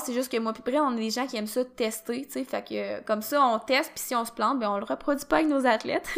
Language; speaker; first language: French; native; French